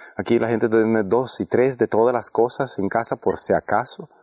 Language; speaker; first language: Spanish; non-native, fluent; Swedish